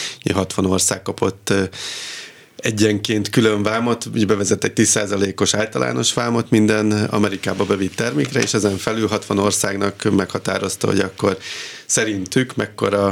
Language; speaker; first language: Hungarian; native; Hungarian